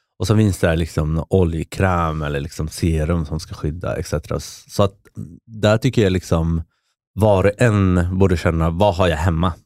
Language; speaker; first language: Swedish; early bilingual, other home language; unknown